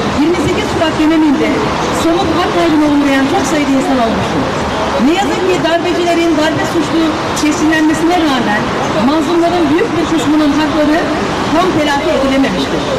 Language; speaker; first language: Turkish; native; Turkish